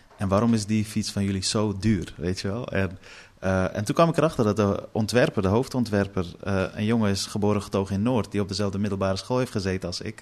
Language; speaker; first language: Dutch; early bilingual, other home language; Persian